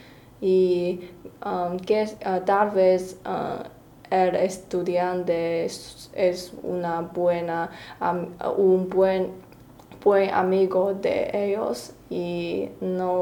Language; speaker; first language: Spanish; non-native, learner; Chinese